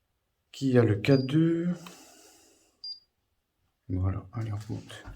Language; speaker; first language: French; native; French